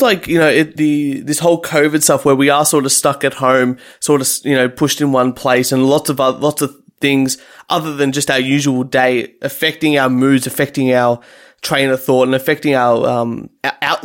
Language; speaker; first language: English; native; English